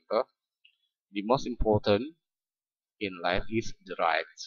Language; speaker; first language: English; non-native, fluent; Indonesian